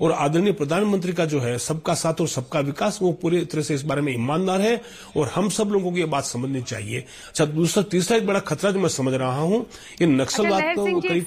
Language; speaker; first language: Hindi; native; Hindi